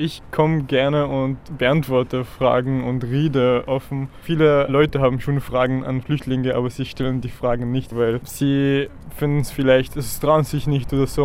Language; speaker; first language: German; non-native, fluent; Arabic